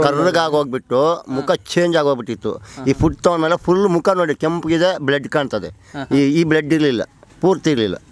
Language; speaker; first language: Kannada; native; Kannada